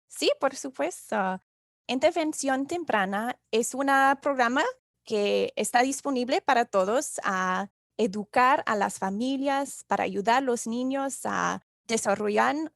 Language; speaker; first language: Spanish; non-native, fluent; English